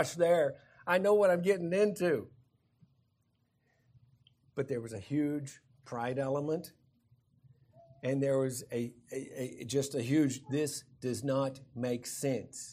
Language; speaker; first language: English; native; English